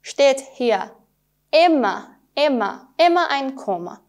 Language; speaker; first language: German; non-native, fluent; Persian